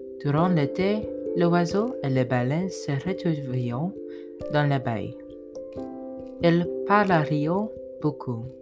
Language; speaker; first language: French; non-native, learner; English